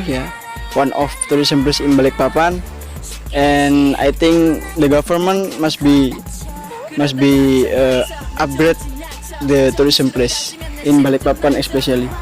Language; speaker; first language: English; non-native, learner; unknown